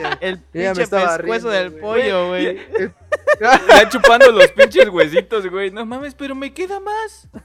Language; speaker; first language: Spanish; native; Spanish